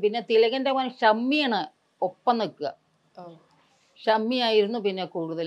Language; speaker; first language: Malayalam; native; Malayalam